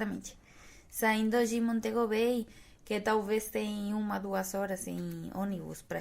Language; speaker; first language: Portuguese; non-native, fluent; Spanish